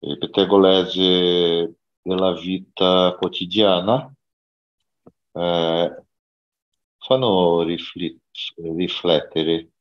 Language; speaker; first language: Italian; non-native, learner; Portuguese